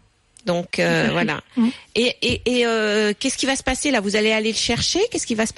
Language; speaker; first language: French; native; French